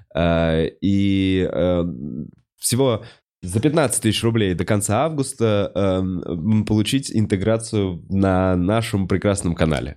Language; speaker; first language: Russian; native; Russian